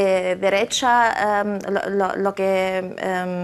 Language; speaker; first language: Spanish; non-native, fluent; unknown